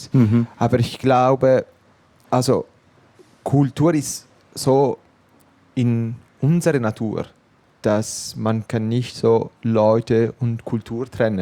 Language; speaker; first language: German; non-native, fluent; Italian